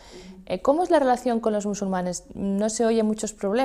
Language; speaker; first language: Spanish; native; Spanish